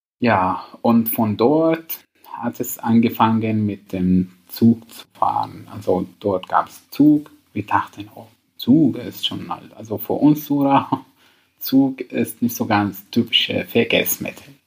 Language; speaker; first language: German; non-native, learner; Arabic